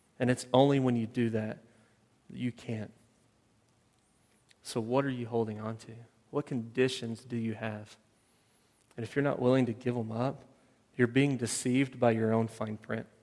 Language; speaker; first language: English; native; English